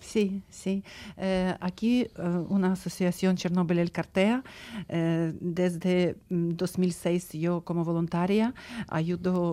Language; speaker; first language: Spanish; non-native, learner; Ukrainian